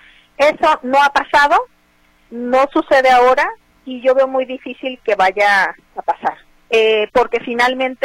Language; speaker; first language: Spanish; native; Spanish